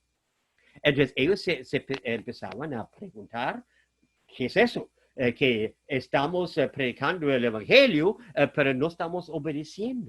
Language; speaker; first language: Spanish; non-native, fluent; German